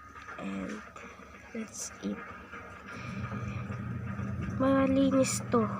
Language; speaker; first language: English; non-native, local second language; Filipino